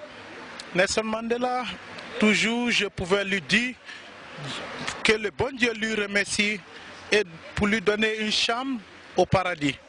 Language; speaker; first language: French; non-native, learner; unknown